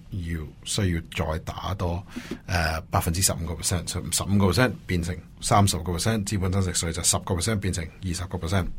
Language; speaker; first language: Cantonese; early bilingual, heritage; Cantonese